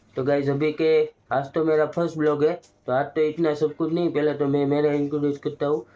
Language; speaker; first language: Hindi; non-native, local second language; Gujarati